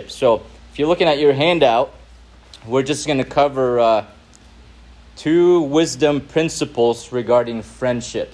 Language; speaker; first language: English; non-native, local second language; Filipino